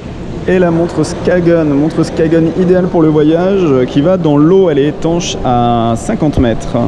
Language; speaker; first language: French; native; French